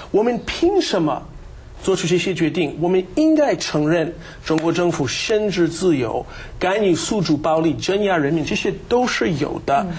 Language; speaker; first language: Chinese; non-native, fluent; English